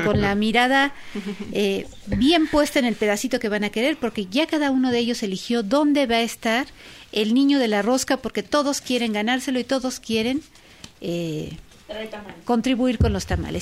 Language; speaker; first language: Spanish; native; Spanish